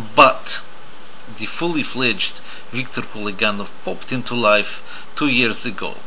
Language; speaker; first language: English; native; English